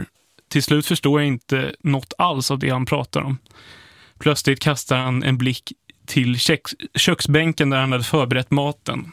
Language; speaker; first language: Swedish; native; Swedish